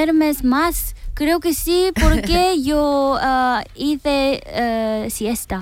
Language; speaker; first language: Spanish; non-native, learner; Korean